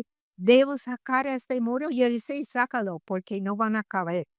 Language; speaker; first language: Spanish; non-native, fluent; English